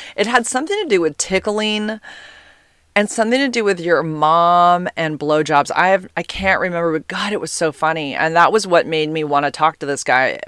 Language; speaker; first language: English; native; English